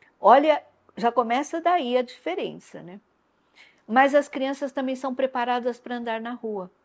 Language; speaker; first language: Portuguese; non-native, local second language; Japanese